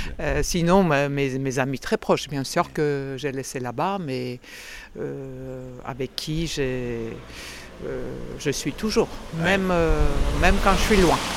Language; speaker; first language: French; non-native, fluent; Georgian